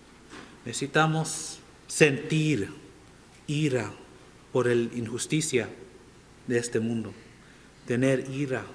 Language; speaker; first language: Spanish; non-native, fluent; English